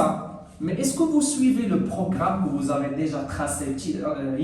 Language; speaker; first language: French; non-native, local second language; Arabic